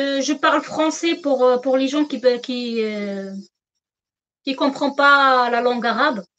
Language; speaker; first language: French; non-native, local second language; Arabic